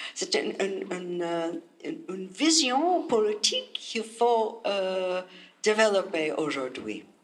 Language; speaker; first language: French; non-native, learner; English